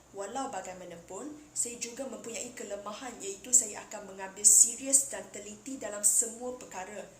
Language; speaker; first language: Malay; non-native, local second language; Chinese